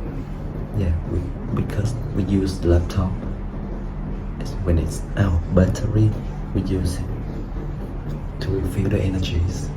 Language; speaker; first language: English; non-native, learner; Vietnamese